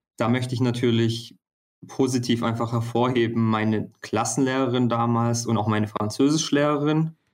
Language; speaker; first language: German; early bilingual, other home language; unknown